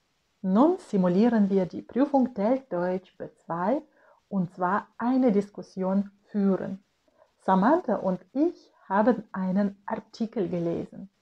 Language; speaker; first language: German; non-native, fluent; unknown